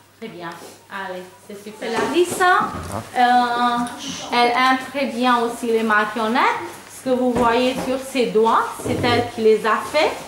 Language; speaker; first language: French; non-native, fluent; Romanian